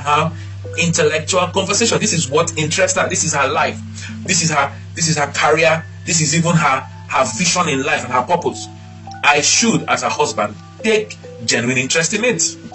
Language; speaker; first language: English; non-native, local second language; Igbo